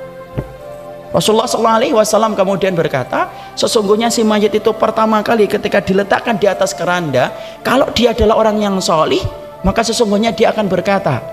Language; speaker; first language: Indonesian; native; Indonesian